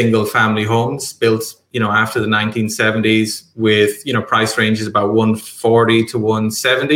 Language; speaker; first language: English; native; English